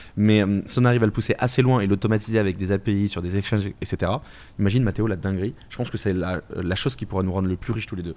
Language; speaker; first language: French; native; French